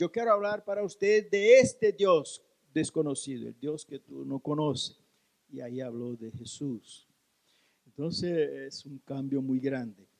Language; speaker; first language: Spanish; non-native, learner; Portuguese